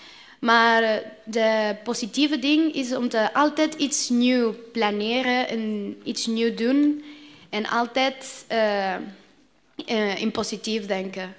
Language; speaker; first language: Dutch; non-native, learner; Spanish